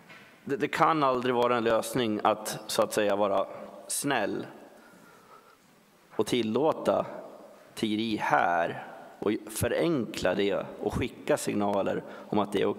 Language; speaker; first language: Swedish; native; Swedish